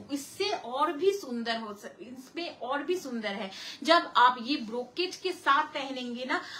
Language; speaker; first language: Hindi; non-native, local second language; Bangla